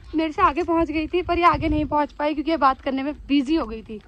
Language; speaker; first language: Hindi; native; Hindi